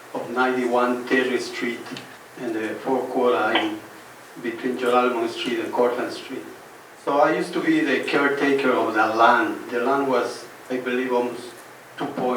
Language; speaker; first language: English; non-native, fluent; Spanish